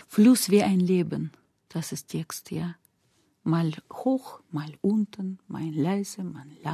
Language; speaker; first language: German; non-native, learner; Russian